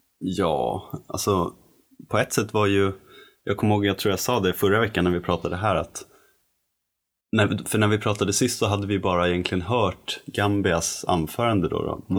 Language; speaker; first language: Swedish; native; Swedish